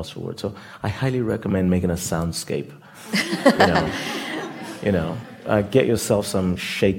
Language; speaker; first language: English; non-native, local second language; Yoruba